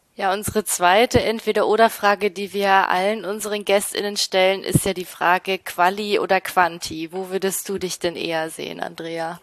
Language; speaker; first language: German; native; German